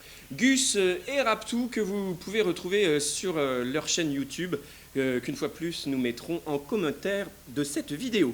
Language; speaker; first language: French; native; French